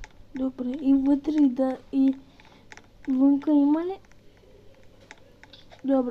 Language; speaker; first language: Bulgarian; early bilingual, heritage; Bulgarian